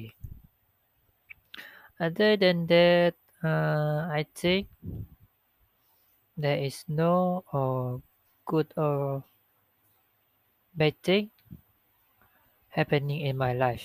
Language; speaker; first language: English; non-native, local second language; Malay